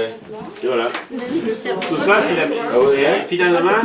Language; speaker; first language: French; native; French